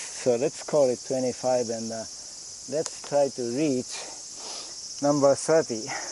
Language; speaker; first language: English; non-native, fluent; Japanese